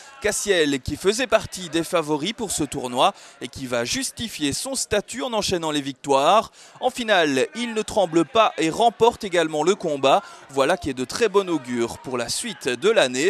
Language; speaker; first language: French; native; French